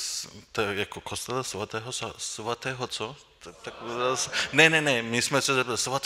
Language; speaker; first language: Czech; non-native, fluent; Turkish